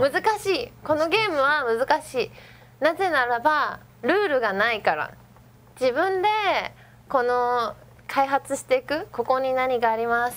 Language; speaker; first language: Japanese; non-native, learner; Chinese